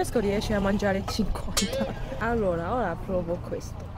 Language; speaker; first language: Italian; non-native, learner; Chinese